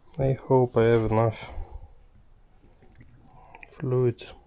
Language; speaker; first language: English; non-native, fluent; German